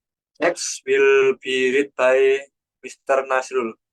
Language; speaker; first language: English; non-native, learner; Indonesian